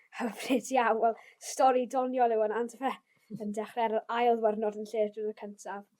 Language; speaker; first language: Welsh; non-native, local second language; English